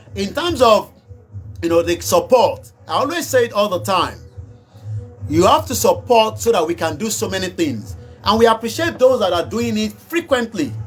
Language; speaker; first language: English; non-native, local second language; Yoruba